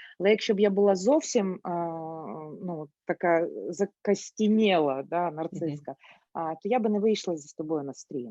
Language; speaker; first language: Ukrainian; non-native, local second language; Russian